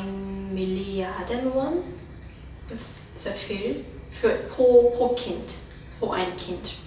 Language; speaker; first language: German; non-native, fluent; Korean